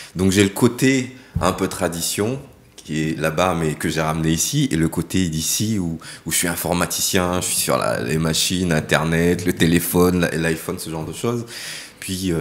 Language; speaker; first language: French; native; French